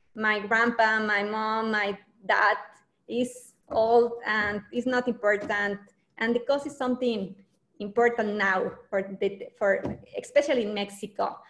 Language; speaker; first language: English; non-native, learner; Spanish